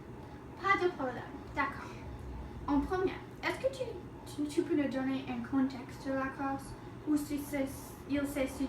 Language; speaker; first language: French; non-native, learner; English